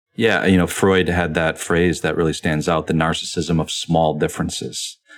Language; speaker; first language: English; native; English